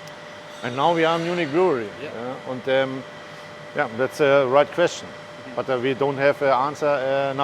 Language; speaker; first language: English; non-native, learner; German